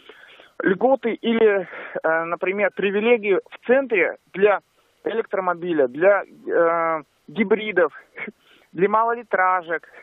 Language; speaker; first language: Russian; native; Russian